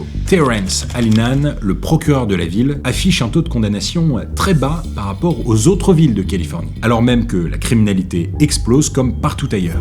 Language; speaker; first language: French; native; French